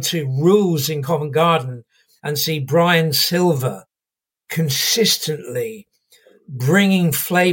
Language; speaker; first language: English; native; English